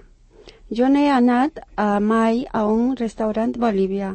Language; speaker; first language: Catalan; non-native, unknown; Spanish